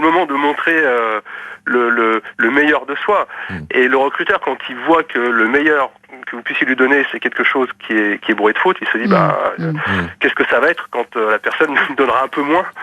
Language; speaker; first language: French; native; French